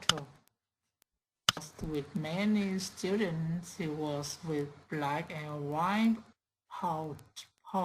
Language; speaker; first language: English; non-native, learner; Vietnamese